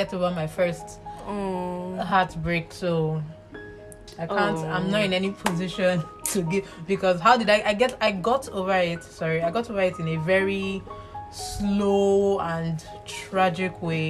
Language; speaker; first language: English; non-native, local second language; Igbo